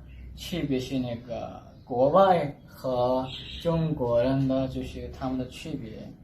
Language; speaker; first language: Chinese; non-native, fluent; Urdu